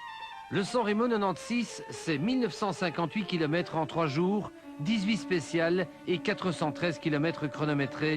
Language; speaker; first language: French; native; French